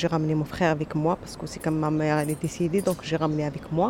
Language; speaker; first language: French; non-native, local second language; Arabic